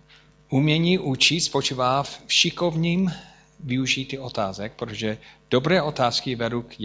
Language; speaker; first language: Czech; non-native, fluent; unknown